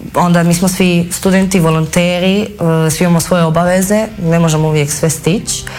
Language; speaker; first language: Serbian; native; Serbian